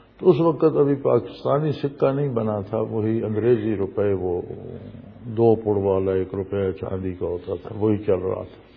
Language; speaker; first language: Urdu; non-native, local second language; Punjabi